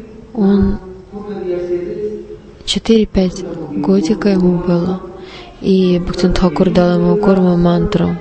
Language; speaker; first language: Russian; non-native, learner; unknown